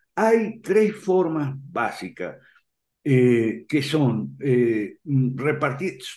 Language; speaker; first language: Spanish; native; Spanish